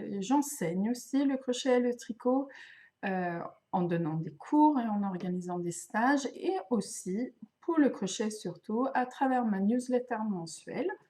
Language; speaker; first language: French; non-native, fluent; Swedish